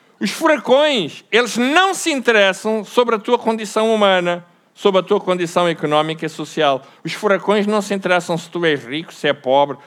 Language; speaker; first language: Portuguese; native; Portuguese